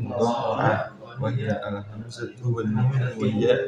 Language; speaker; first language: Arabic; non-native, learner; Indonesian